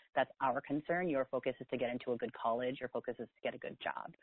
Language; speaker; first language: English; native; English